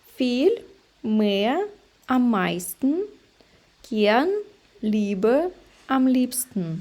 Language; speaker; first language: German; non-native, fluent; Ukrainian